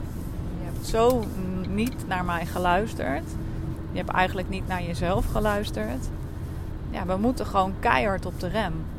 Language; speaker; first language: Dutch; native; Dutch